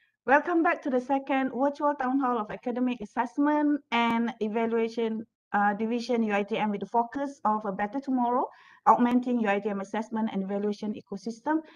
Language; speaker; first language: English; non-native, local second language; Malay